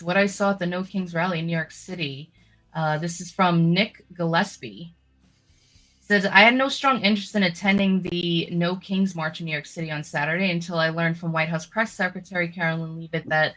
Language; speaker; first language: English; native; English